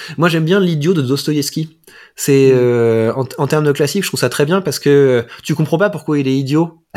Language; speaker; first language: French; native; French